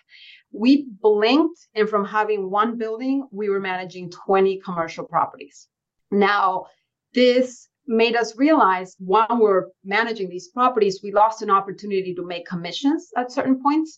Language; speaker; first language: English; early bilingual, other home language; Spanish